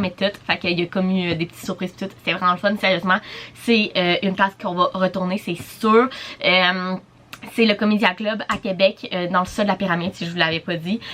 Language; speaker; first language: French; native; French